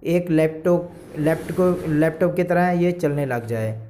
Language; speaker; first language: Hindi; native; Hindi